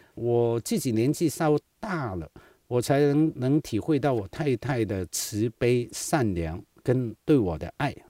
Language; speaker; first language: Chinese; non-native, local second language; Cantonese